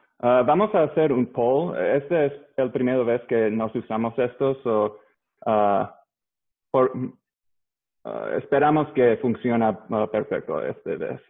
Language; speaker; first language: Spanish; non-native, learner; English